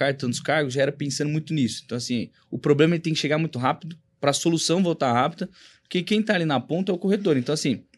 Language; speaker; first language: Portuguese; native; Portuguese